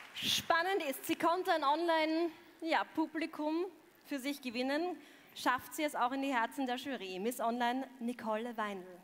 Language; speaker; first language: German; native; German